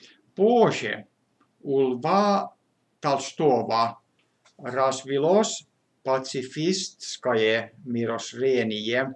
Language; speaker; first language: Russian; non-native, fluent; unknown